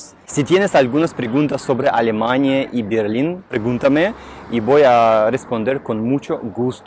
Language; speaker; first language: Spanish; non-native, fluent; Russian